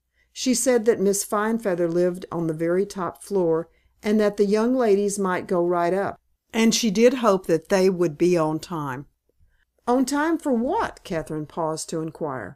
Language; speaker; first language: English; native; English